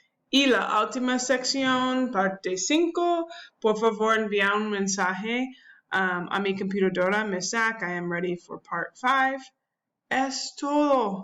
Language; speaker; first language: Spanish; non-native, learner; English